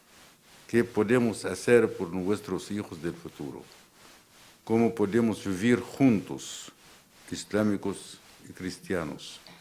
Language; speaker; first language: Spanish; non-native, fluent; Arabic